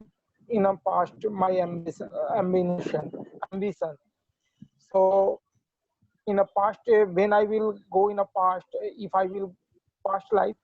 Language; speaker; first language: English; non-native, learner; Hindi